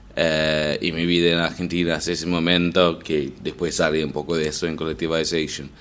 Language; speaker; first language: Spanish; non-native, fluent; English